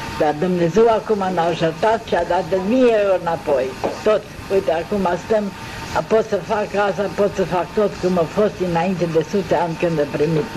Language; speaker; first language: Romanian; non-native, local second language; German